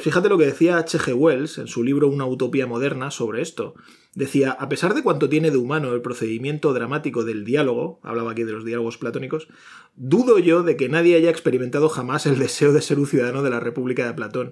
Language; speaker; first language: Spanish; native; Spanish